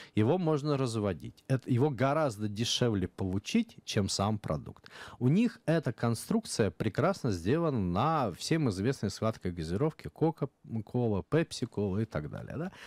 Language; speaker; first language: Russian; native; Russian